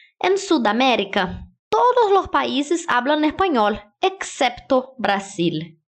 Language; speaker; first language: Spanish; non-native, fluent; Portuguese